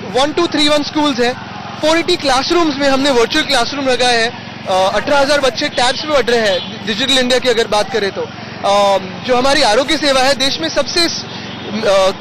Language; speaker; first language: Hindi; non-native, local second language; Marathi